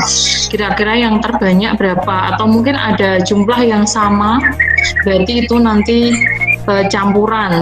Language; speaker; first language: Indonesian; native; Indonesian